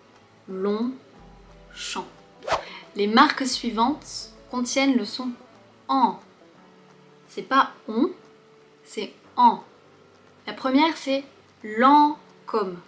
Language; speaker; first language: French; native; French